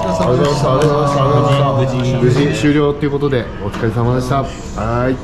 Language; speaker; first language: Japanese; native; Japanese